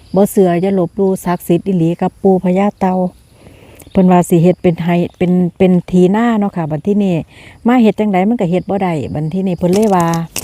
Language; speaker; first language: Thai; native; Thai